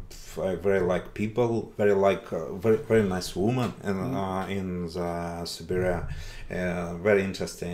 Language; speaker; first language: English; non-native, learner; Russian